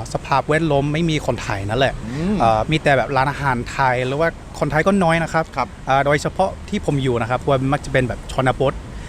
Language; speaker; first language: Thai; non-native, fluent; English